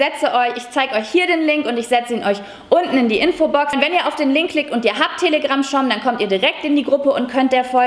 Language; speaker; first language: German; native; German